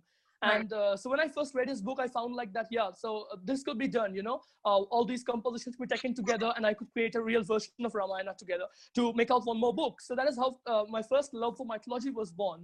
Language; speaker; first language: English; non-native, local second language; Bangla